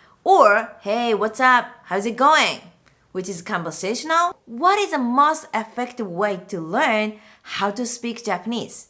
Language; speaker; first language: English; non-native, fluent; Japanese